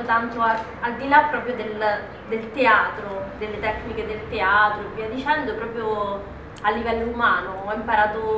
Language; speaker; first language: Italian; native; Italian